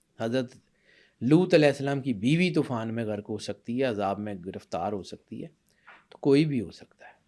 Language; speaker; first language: Urdu; non-native, local second language; Punjabi